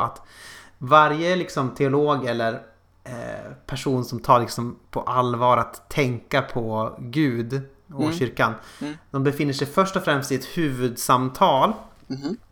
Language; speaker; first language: Swedish; native; Swedish